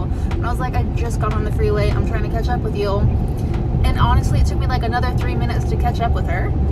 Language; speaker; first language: English; native; English